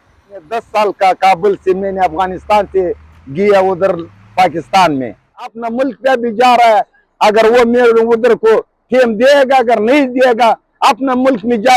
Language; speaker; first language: Hindi; early bilingual, other home language; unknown